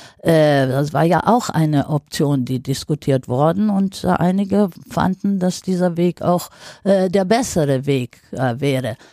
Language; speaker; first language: German; non-native, fluent; Greek